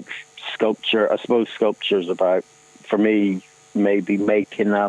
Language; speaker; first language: English; native; English